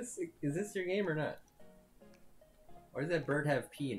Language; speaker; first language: English; native; English